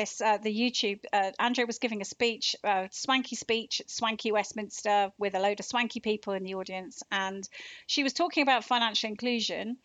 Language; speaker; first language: English; native; English